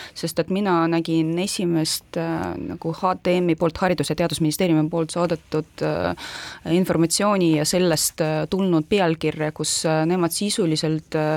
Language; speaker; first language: Estonian; non-native, local second language; Russian